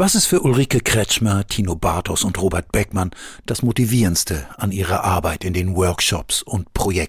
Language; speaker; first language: German; native; German